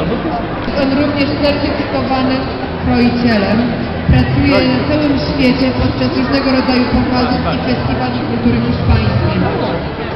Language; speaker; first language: Polish; native; Polish